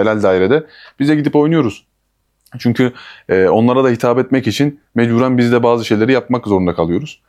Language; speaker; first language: Turkish; native; Turkish